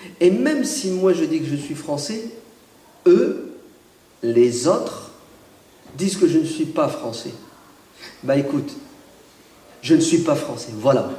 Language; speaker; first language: French; early bilingual, other home language; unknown